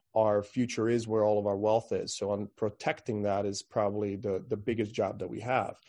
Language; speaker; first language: English; non-native, fluent; Croatian